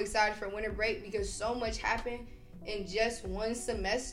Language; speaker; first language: English; native; English